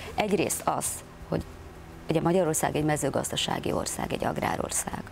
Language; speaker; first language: Hungarian; early bilingual, other home language; Czech